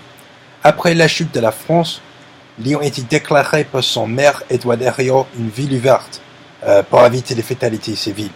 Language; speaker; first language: French; non-native, learner; English